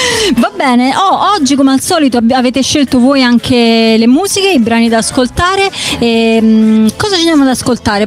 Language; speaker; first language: Italian; native; Italian